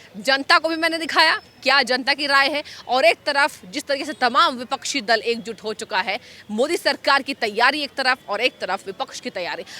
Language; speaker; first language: Hindi; native; Hindi